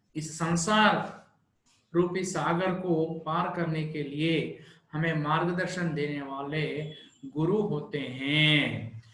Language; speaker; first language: Hindi; non-native, local second language; Telugu